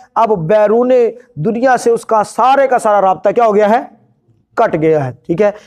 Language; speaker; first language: Urdu; non-native, local second language; Punjabi